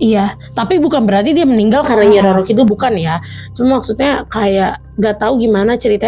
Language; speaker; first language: Indonesian; native; Indonesian